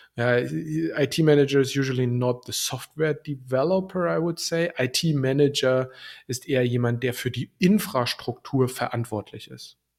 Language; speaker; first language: German; native; German